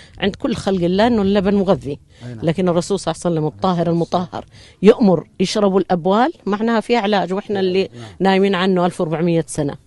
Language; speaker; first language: Arabic; native; Arabic